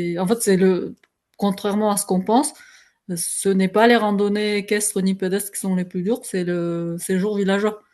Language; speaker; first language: French; non-native, fluent; Kyrgyz